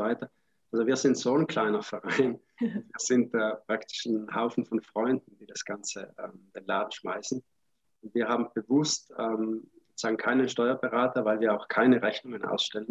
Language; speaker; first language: German; native; German